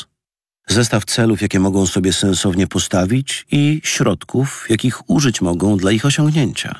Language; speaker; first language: Polish; native; Polish